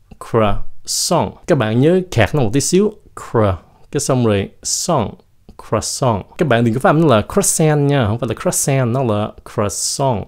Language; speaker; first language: Vietnamese; early bilingual, heritage; Vietnamese